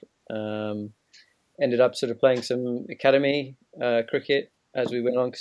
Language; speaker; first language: English; native; English